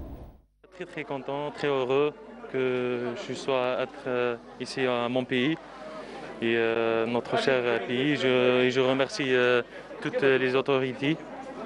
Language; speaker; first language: French; non-native, local second language; Arabic